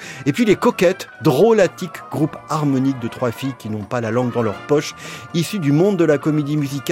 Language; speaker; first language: French; native; French